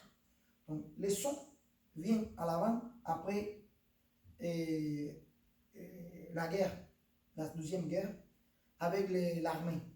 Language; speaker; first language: French; non-native, fluent; Spanish